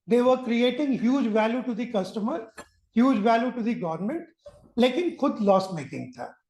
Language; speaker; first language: Hindi; native; Hindi